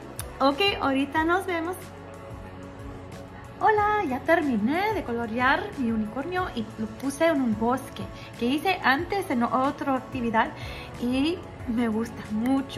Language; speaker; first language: Spanish; early bilingual, heritage; Spanish